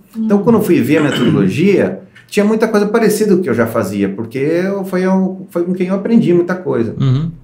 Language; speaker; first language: Portuguese; native; Portuguese